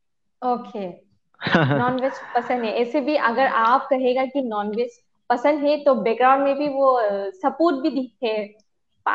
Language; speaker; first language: Hindi; non-native, local second language; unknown